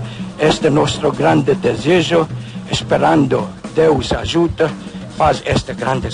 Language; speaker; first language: Portuguese; non-native, learner; Hungarian